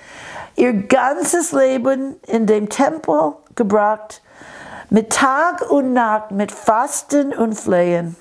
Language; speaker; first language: German; non-native, fluent; English